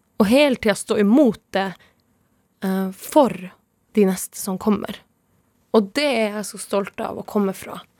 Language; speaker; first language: Norwegian; non-native, local second language; Northern Sami